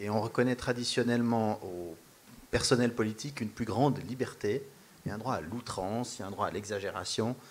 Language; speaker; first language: French; native; French